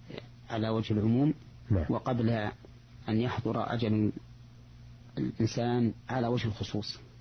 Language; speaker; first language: Arabic; native; Arabic